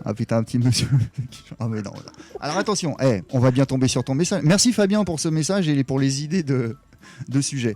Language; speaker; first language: French; native; French